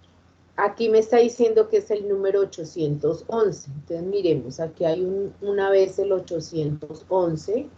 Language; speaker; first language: Spanish; native; Spanish